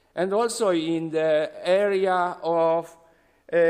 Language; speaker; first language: English; non-native, fluent; Polish